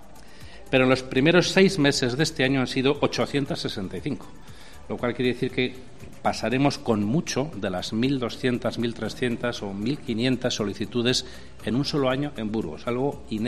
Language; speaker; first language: Spanish; native; Spanish